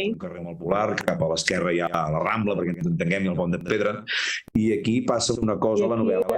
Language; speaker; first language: Catalan; native; Catalan